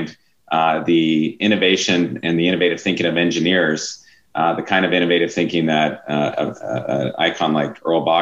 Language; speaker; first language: English; native; English